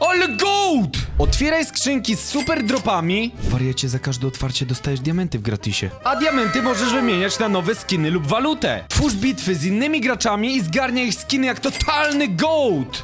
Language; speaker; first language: Polish; native; Polish